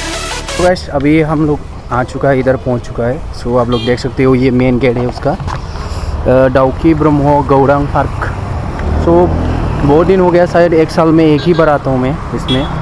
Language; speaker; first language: Hindi; non-native, local second language; Bodo